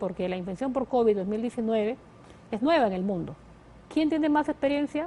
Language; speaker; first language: Spanish; native; Spanish